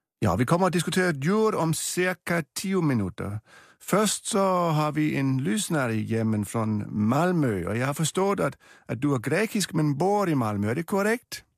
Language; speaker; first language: Swedish; native; Swedish